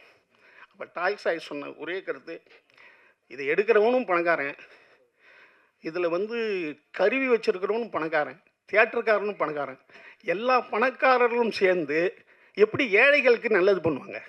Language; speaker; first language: Tamil; native; Tamil